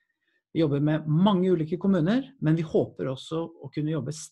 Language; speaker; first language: Norwegian; native; Norwegian